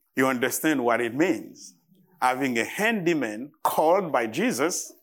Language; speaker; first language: English; non-native, fluent; Haitian Creole